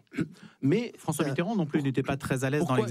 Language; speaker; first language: French; native; French